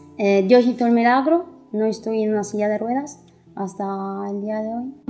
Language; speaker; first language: Spanish; non-native, fluent; Italian